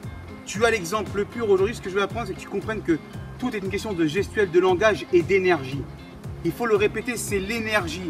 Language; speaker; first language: French; native; French